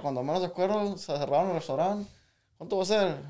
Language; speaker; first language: Spanish; early bilingual, other home language; English